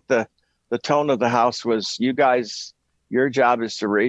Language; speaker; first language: English; native; English